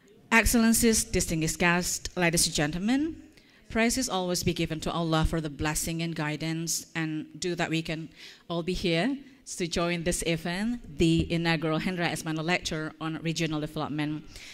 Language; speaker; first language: English; non-native, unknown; Indonesian